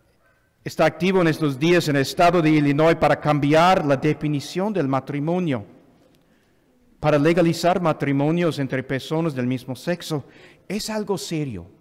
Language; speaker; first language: Spanish; non-native, fluent; English